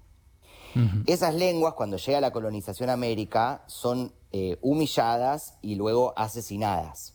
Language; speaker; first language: Spanish; native; Spanish